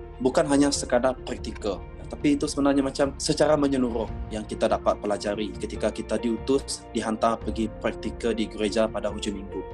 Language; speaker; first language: Malay; non-native, local second language; Iban